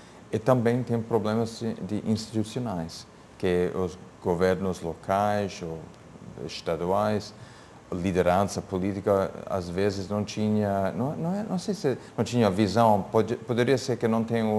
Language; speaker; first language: Portuguese; non-native, fluent; English